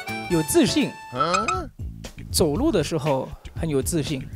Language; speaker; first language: Chinese; non-native, fluent; Haitian Creole